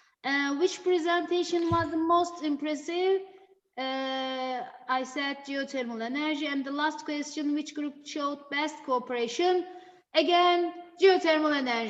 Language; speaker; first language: English; non-native, fluent; Turkish